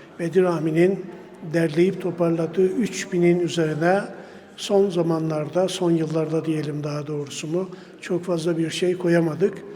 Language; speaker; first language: Turkish; native; Turkish